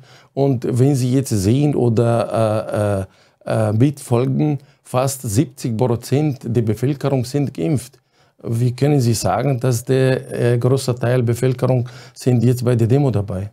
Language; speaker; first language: German; non-native, fluent; Arabic